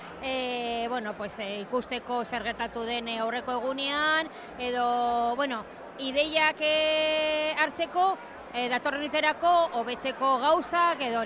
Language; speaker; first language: Basque; non-native, local second language; Spanish